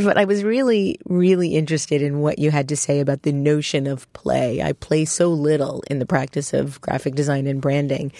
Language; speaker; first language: English; native; English